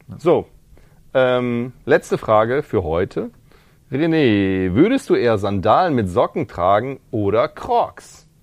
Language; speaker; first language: German; non-native, fluent; Croatian